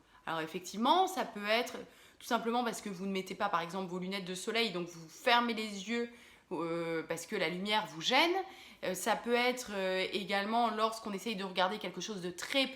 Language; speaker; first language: French; native; French